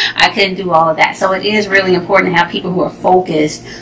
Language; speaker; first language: English; native; English